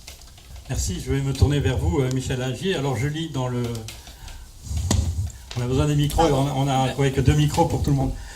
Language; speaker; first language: French; native; French